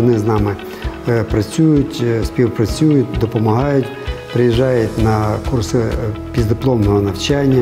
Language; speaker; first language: Ukrainian; non-native, local second language; Russian